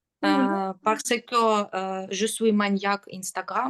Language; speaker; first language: French; non-native, learner; Ukrainian